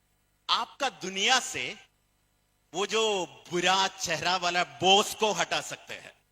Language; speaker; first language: Hindi; non-native, learner; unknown